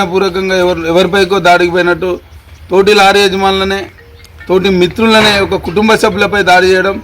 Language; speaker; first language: Telugu; native; Telugu